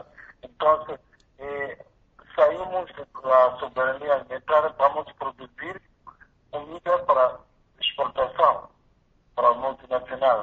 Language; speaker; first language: Spanish; non-native, learner; Portuguese